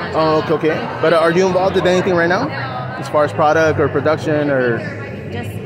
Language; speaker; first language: English; native; English